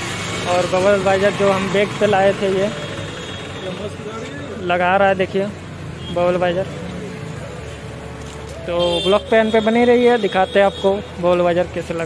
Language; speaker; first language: Hindi; native; Hindi